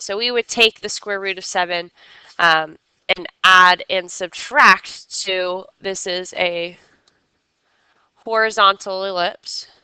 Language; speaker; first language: English; native; English